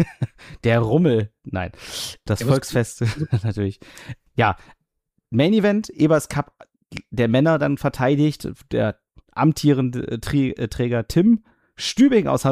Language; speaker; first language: German; native; German